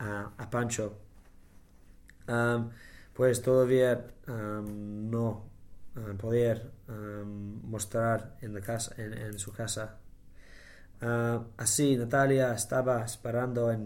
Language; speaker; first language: Spanish; non-native, learner; English